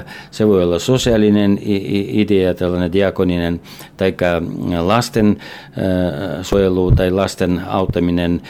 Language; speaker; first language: Finnish; non-native, fluent; Russian